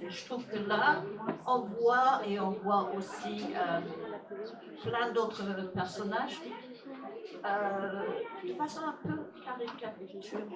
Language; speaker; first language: French; non-native, fluent; English